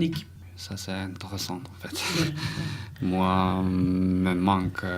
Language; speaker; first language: French; non-native, learner; Albanian